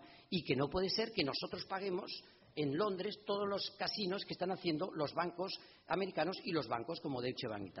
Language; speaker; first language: Spanish; native; Spanish